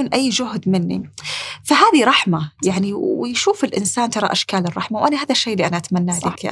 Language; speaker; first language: Arabic; native; Arabic